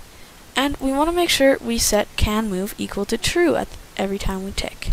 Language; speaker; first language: English; native; English